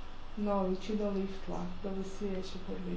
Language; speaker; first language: Italian; non-native, fluent; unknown